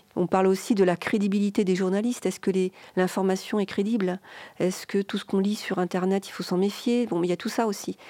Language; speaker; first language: French; native; French